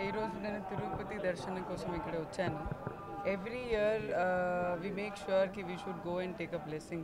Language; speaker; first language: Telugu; non-native, learner; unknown